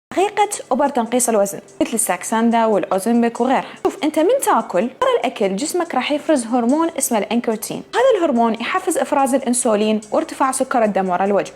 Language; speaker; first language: Arabic; native; Arabic